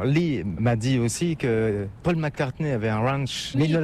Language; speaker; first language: French; native; French